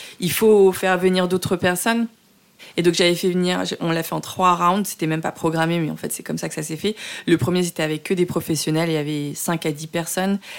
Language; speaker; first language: French; early bilingual, other home language; Vietnamese